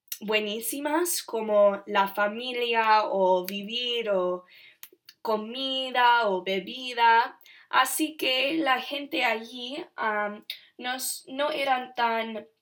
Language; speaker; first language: Spanish; non-native, learner; English